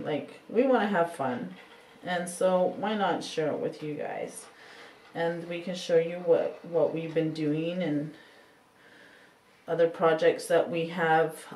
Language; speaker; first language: English; native; English